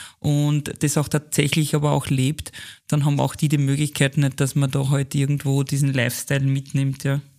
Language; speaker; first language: German; native; German